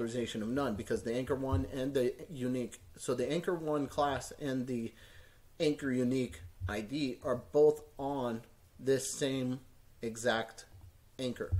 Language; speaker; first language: English; native; English